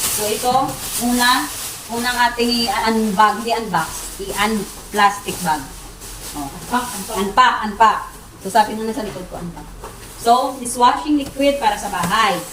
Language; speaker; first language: Filipino; native; Filipino